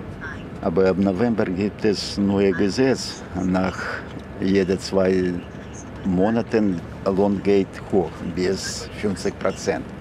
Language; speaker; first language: German; non-native, learner; Ukrainian